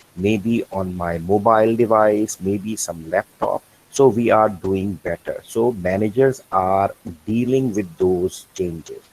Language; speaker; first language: English; non-native, local second language; Urdu